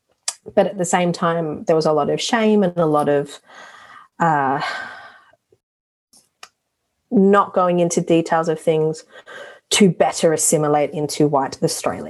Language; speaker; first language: English; native; English